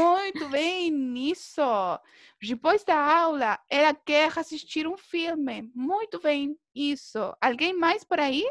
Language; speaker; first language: Portuguese; non-native, fluent; Spanish